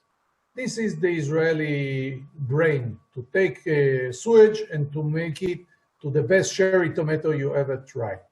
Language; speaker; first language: English; non-native, fluent; Hebrew